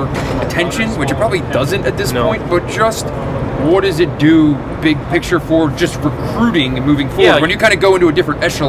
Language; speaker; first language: English; native; English